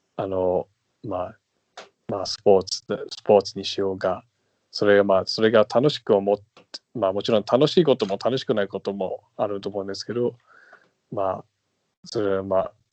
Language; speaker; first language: Japanese; non-native, fluent; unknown